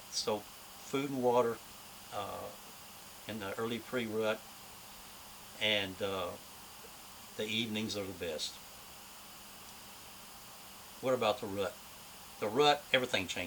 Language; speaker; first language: English; native; English